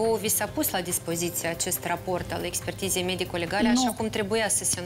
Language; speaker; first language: Romanian; native; Romanian